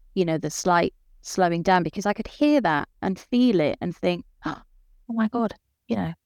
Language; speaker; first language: English; native; English